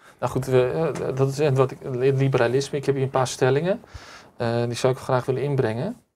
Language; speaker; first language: Dutch; early bilingual, other home language; Turkish